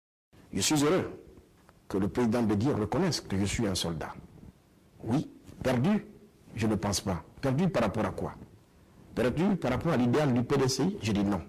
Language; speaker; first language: French; non-native, local second language; Baoulé